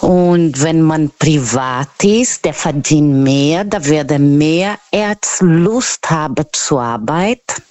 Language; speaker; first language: German; non-native, learner; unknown